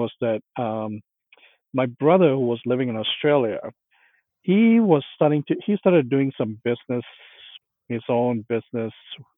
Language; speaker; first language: English; non-native, local second language; Punjabi